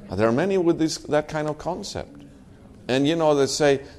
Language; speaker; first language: English; non-native, fluent; Swedish